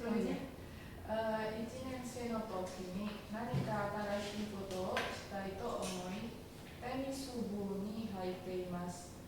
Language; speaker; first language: Japanese; non-native, fluent; Indonesian